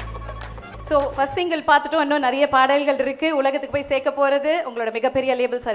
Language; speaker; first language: Tamil; native; Tamil